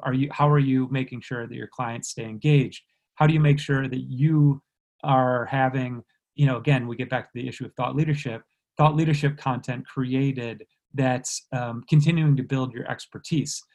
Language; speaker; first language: English; native; English